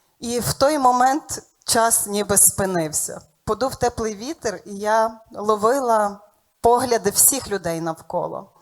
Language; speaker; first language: Ukrainian; native; Ukrainian